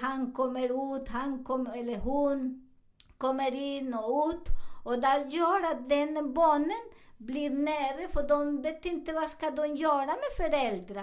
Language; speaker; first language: Swedish; non-native, fluent; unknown